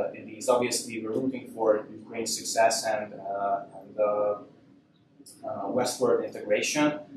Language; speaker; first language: English; non-native, fluent; Hungarian